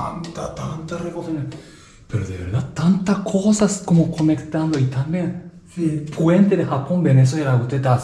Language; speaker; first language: Spanish; non-native, learner; Japanese